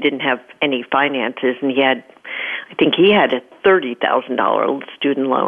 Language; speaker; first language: English; native; English